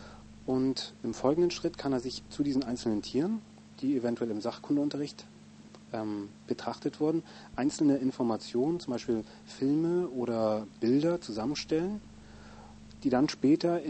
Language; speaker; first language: German; native; German